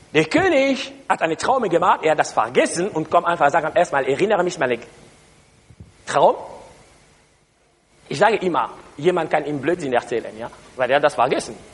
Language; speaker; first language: German; non-native, learner; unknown